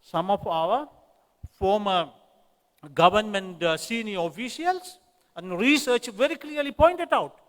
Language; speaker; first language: English; non-native, local second language; Tamil